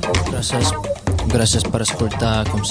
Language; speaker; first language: Catalan; non-native, fluent; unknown